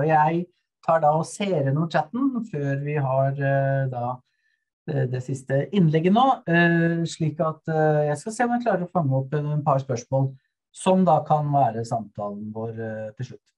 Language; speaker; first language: Norwegian; native; Norwegian